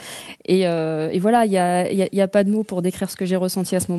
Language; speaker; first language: French; native; French